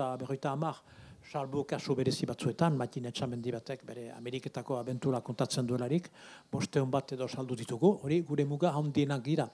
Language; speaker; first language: Basque; native; Basque